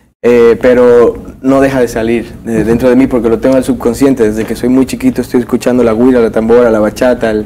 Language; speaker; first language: Spanish; native; Spanish